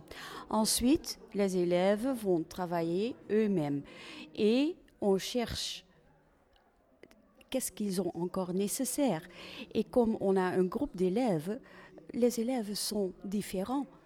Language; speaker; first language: French; non-native, fluent; Dutch